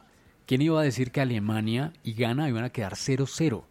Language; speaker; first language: Spanish; native; Spanish